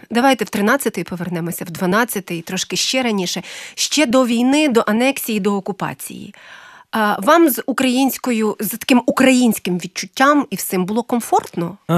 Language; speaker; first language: Ukrainian; native; Ukrainian